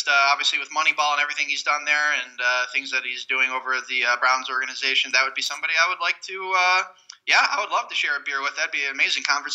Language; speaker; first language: English; native; English